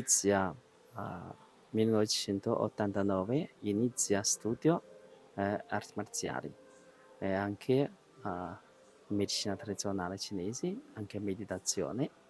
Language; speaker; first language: Italian; non-native, learner; Chinese